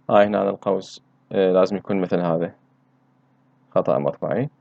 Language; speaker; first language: Arabic; native; Arabic